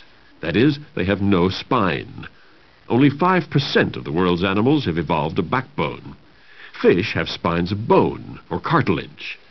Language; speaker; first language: English; native; English